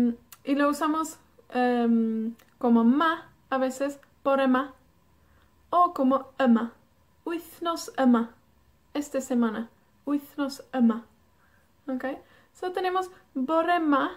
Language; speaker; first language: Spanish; non-native, fluent; Welsh